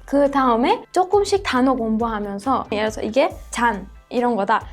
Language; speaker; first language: Korean; non-native, fluent; Persian